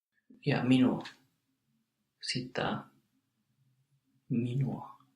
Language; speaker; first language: Finnish; non-native, learner; English